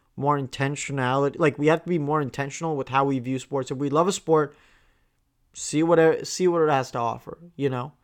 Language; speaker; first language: English; non-native, local second language; Tamil